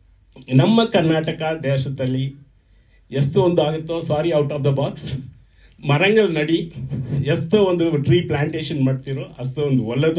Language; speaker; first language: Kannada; non-native, learner; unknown